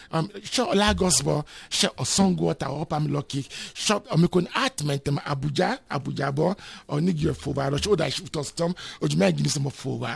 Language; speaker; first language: Hungarian; non-native, learner; Yoruba